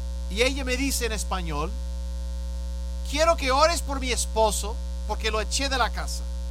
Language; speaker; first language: Spanish; non-native, fluent; English